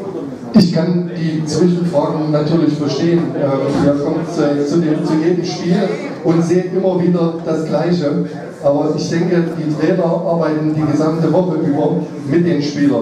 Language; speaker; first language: German; native; German